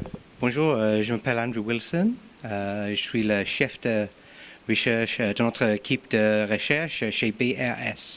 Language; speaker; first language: French; non-native, fluent; English